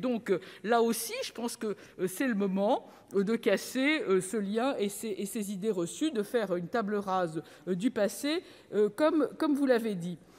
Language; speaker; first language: French; native; French